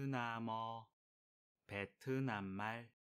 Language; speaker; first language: Korean; non-native, fluent; Vietnamese